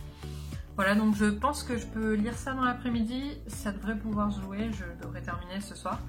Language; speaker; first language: French; native; French